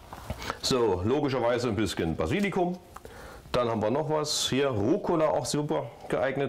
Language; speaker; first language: German; native; German